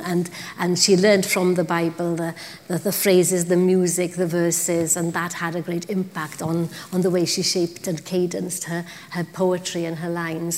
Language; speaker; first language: English; non-native, local second language; Welsh